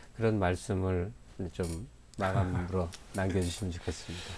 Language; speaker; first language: Korean; native; Korean